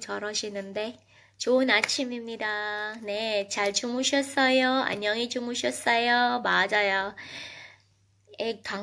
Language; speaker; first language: Korean; non-native, fluent; Filipino